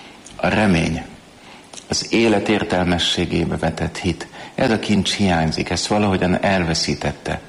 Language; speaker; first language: Hungarian; native; Hungarian